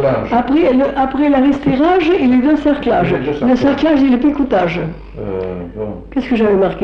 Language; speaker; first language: French; native; French